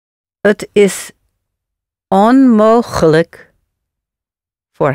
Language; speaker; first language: Dutch; non-native, learner; English